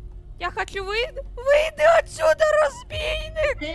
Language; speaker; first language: Russian; native; Russian